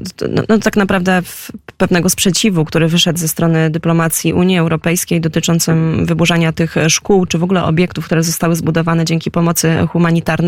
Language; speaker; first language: Polish; native; Polish